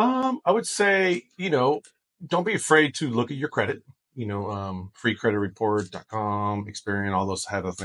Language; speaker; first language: English; native; English